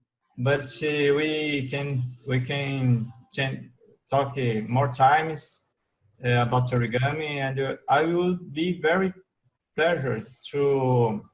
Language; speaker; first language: English; non-native, learner; Portuguese